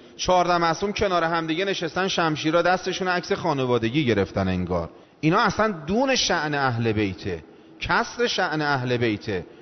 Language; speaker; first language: Persian; non-native, local second language; Azerbaijani